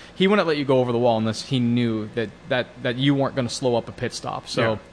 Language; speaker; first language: English; native; English